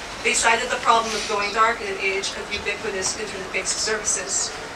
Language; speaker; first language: English; native; English